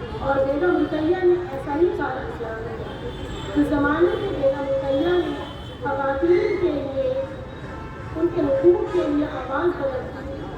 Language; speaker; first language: Urdu; native; Urdu